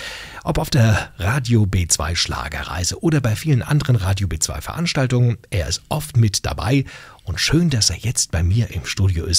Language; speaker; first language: German; native; German